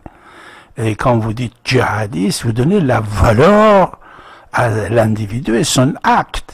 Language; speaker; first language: French; non-native, fluent; Persian